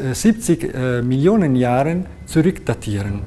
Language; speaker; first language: German; non-native, local second language; Italian